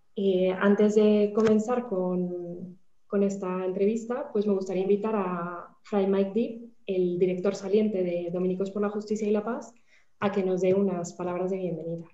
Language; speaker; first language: Spanish; native; Spanish